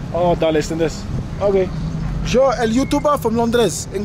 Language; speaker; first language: Spanish; non-native, learner; English